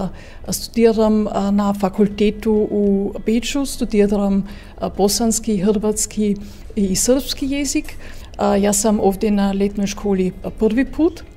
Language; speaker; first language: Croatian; early bilingual, heritage; Croatian